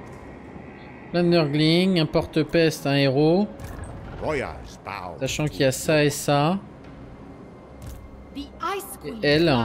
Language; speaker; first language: French; native; French